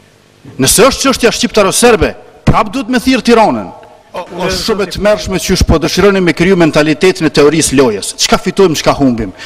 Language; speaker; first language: Albanian; native; Albanian